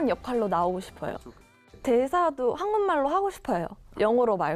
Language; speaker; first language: Korean; early bilingual, other home language; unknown